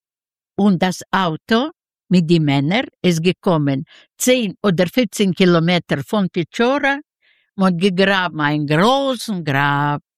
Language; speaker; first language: German; non-native, learner; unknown